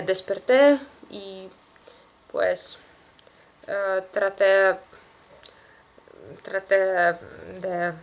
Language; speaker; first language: Spanish; non-native, learner; Russian